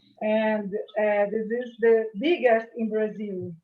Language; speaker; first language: English; non-native, learner; Portuguese